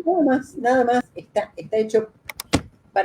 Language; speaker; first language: Spanish; native; Spanish